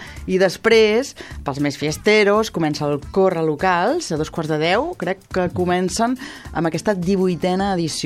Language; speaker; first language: Catalan; native; Catalan